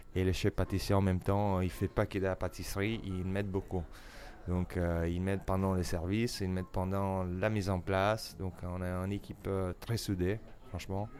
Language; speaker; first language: French; non-native, fluent; Italian